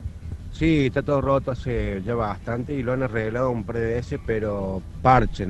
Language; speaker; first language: Spanish; native; Spanish